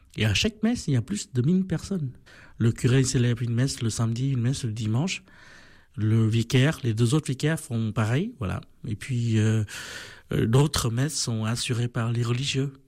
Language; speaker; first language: French; non-native, fluent; Vietnamese